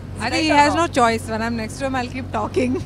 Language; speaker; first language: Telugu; non-native, fluent; Hindi